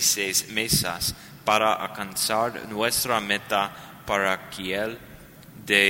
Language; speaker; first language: Spanish; non-native, learner; English